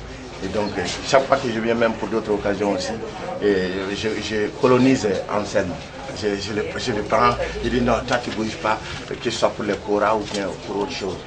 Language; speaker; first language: French; non-native, local second language; Bambara